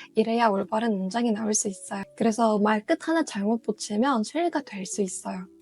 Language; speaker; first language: Korean; non-native, fluent; Russian